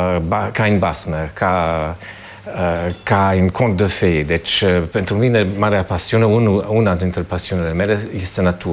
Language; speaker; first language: Romanian; non-native, fluent; German